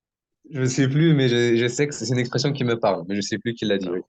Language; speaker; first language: French; native; French